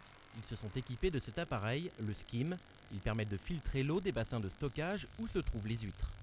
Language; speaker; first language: French; native; French